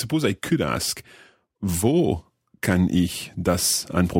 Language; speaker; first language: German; non-native, learner; English